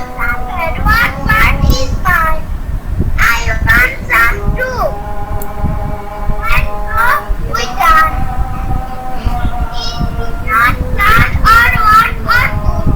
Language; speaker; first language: English; non-native, learner; Bangla